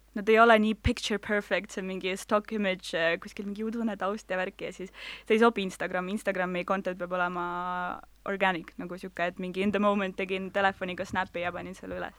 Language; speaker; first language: Estonian; non-native, local second language; Russian